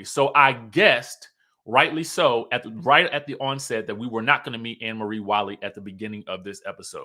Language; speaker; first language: English; native; English